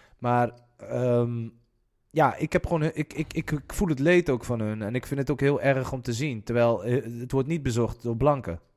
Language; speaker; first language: Dutch; early bilingual, other home language; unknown